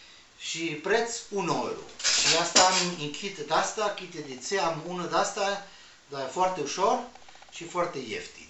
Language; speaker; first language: Romanian; non-native, learner; Spanish